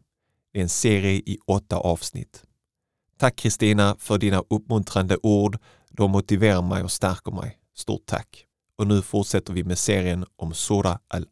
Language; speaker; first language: Swedish; native; Swedish